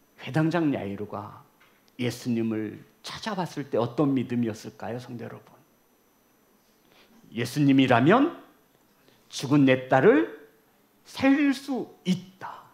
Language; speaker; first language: Korean; native; Korean